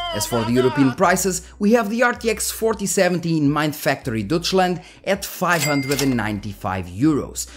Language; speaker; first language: English; non-native, fluent; Portuguese